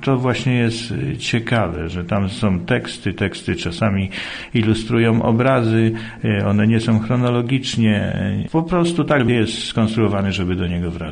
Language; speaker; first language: Polish; native; Polish